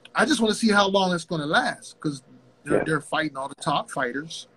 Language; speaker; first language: English; native; English